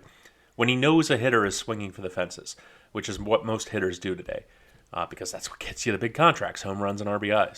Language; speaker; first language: English; native; English